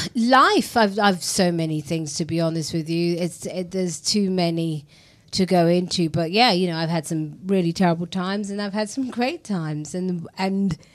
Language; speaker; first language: English; native; English